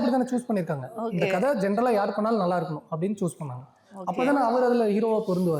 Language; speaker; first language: Tamil; native; Tamil